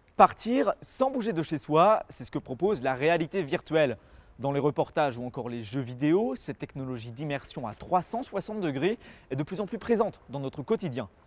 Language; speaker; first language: French; native; French